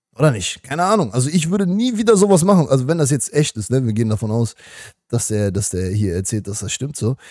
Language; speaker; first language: German; native; German